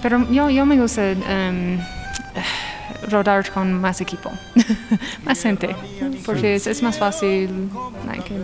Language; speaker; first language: Spanish; non-native, learner; English